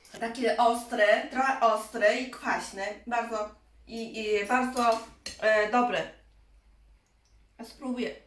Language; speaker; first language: Polish; non-native, learner; Chinese